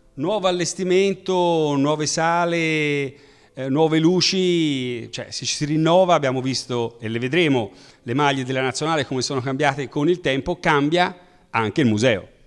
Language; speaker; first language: Italian; native; Italian